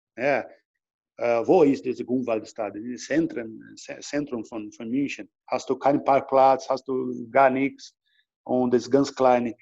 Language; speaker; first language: German; non-native, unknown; Portuguese